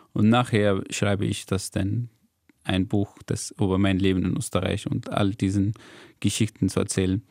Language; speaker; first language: German; non-native, fluent; Arabic